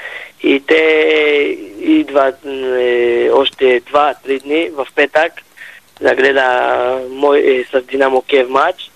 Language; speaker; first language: Bulgarian; non-native, learner; Hebrew